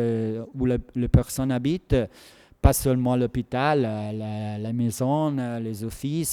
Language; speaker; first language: French; non-native, fluent; Italian